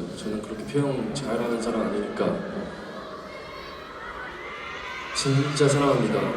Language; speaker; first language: Korean; non-native, learner; Chinese